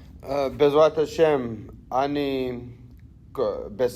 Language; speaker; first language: Hebrew; non-native, learner; English